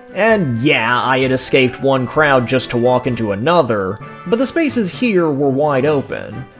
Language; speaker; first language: English; native; English